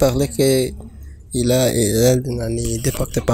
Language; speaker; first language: French; non-native, learner; Rundi